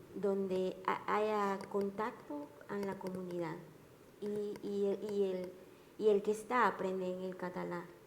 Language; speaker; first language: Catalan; non-native, learner; Spanish